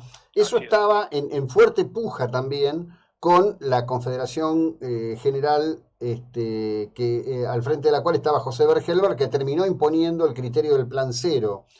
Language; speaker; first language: Spanish; native; Spanish